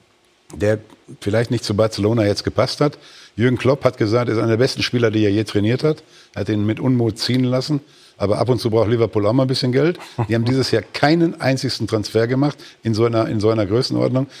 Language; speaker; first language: German; native; German